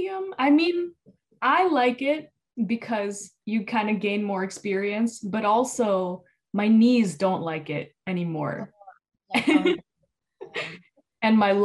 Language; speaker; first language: English; native; English